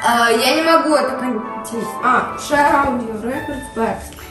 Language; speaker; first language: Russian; early bilingual, heritage; Russian